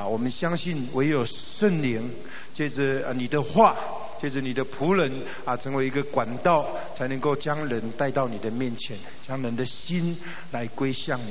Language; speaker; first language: Chinese; native; Chinese